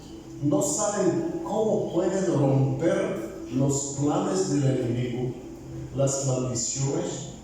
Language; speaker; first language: Spanish; non-native, fluent; Bulgarian